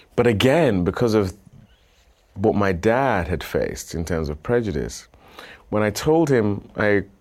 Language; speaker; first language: English; native; English